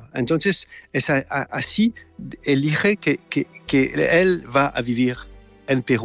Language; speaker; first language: Spanish; non-native, fluent; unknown